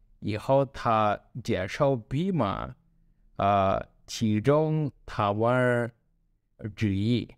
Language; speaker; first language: Chinese; non-native, learner; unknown